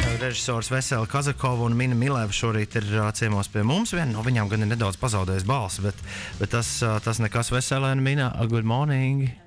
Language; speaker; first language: Latvian; native; Latvian